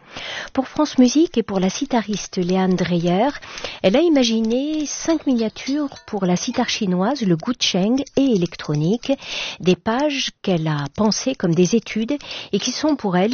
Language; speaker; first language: French; native; French